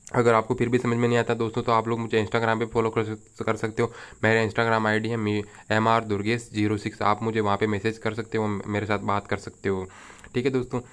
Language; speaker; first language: Hindi; native; Hindi